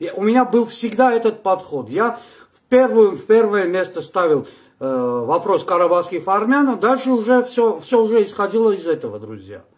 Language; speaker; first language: Russian; non-native, local second language; Armenian